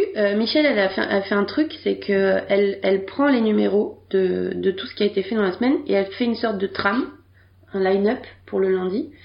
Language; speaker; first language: French; native; French